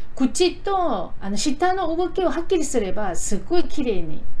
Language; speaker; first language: Japanese; non-native, fluent; Korean